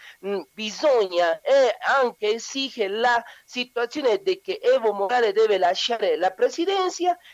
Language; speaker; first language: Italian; non-native, learner; Spanish